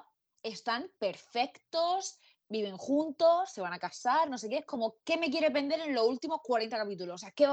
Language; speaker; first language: Spanish; native; Spanish